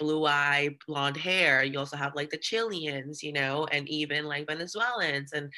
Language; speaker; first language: English; early bilingual, other home language; Spanish